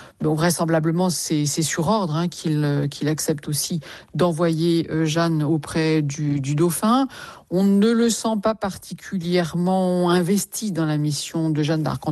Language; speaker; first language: French; native; French